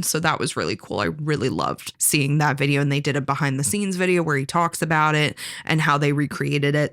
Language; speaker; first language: English; native; English